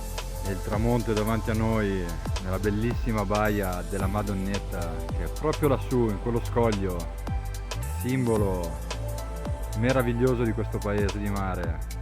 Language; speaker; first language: Italian; native; Italian